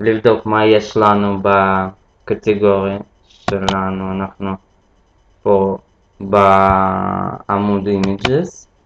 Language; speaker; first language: Hebrew; non-native, fluent; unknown